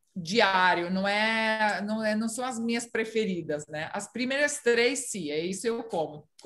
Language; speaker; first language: Portuguese; non-native, fluent; Romanian